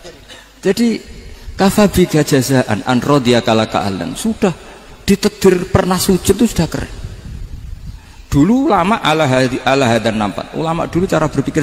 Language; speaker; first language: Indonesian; non-native, local second language; Javanese